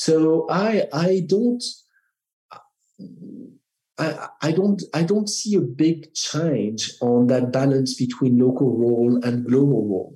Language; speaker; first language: English; non-native, fluent; French